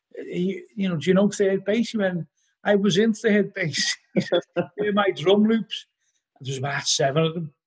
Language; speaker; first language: English; native; English